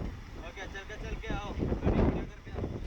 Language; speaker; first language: Hindi; non-native, local second language; Malayalam